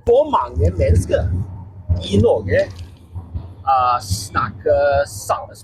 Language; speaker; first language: Norwegian; non-native, learner; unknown